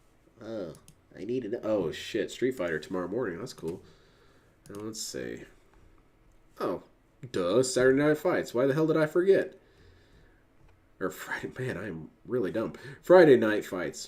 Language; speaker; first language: English; native; English